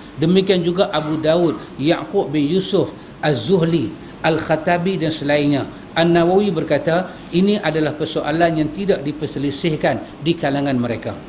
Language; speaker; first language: Malay; native; Malay